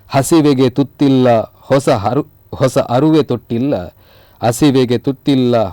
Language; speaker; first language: Kannada; native; Kannada